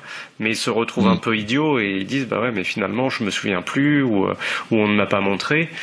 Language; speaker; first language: French; native; French